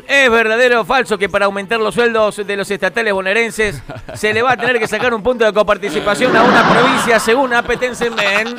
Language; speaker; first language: Spanish; native; Spanish